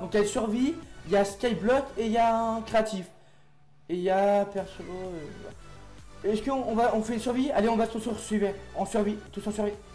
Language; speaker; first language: French; native; French